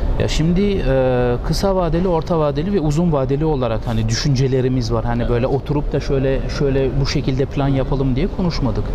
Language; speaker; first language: Turkish; early bilingual, heritage; Turkish